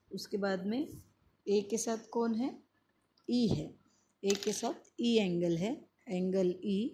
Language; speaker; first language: Hindi; non-native, local second language; Marathi